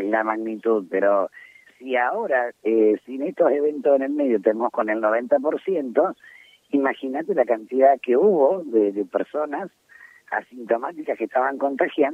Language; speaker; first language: Spanish; native; Spanish